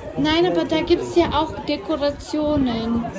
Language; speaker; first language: German; non-native, learner; Lithuanian